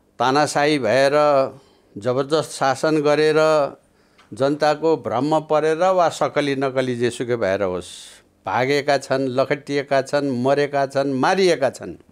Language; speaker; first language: Nepali; native; Nepali